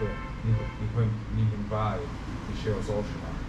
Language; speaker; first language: Chinese; non-native, learner; English